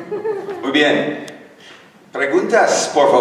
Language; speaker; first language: Spanish; non-native, learner; English